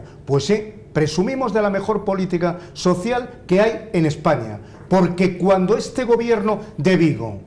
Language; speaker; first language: Spanish; native; Spanish